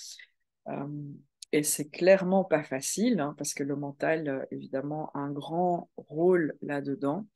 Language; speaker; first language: French; native; French